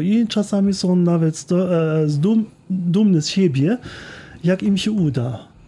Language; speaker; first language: Polish; non-native, fluent; German